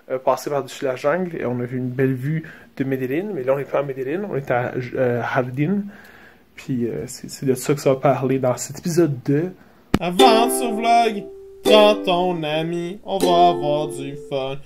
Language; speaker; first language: French; native; French